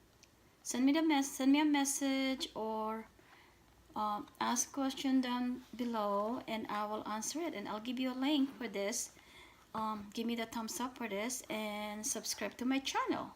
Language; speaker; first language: English; non-native, fluent; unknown